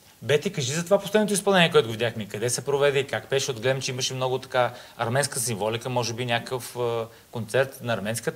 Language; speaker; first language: Bulgarian; native; Bulgarian